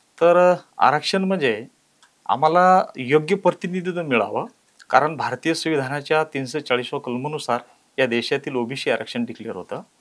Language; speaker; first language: Marathi; non-native, local second language; Lambadi